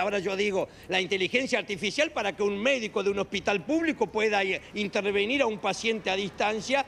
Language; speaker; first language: Spanish; native; Spanish